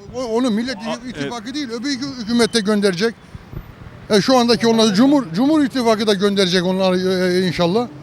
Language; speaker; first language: Turkish; native; Turkish